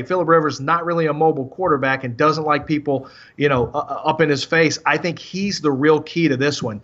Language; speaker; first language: English; native; English